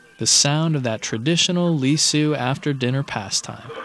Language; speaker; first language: English; native; English